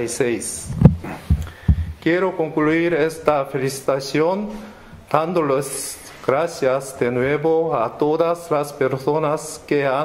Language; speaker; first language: Spanish; non-native, learner; Korean